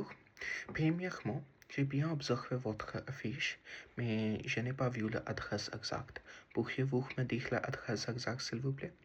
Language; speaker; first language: French; non-native, learner; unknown